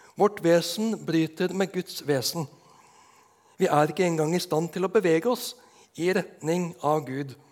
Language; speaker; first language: Norwegian; native; Norwegian